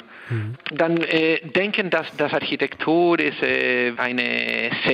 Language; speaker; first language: German; non-native, learner; Spanish